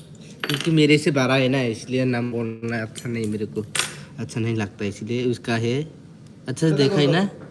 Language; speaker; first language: Hindi; non-native, local second language; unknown